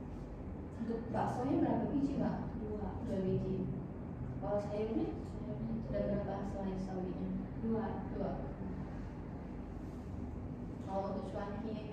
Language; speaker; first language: Indonesian; native; Indonesian